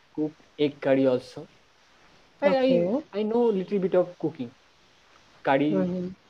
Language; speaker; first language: English; non-native, local second language; Bangla